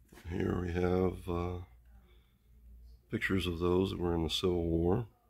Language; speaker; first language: English; native; English